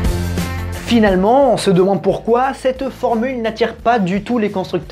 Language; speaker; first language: French; native; French